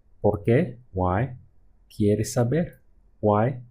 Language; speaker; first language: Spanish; non-native, fluent; English